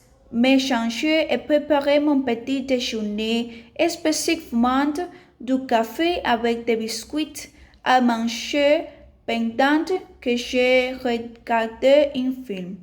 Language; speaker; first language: French; non-native, learner; Spanish